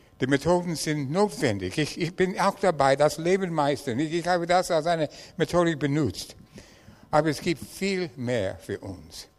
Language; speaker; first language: German; non-native, learner; English